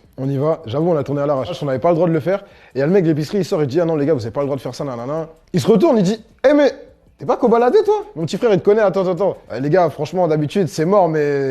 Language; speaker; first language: French; native; French